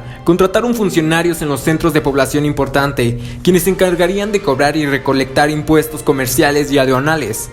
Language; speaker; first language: Spanish; native; Spanish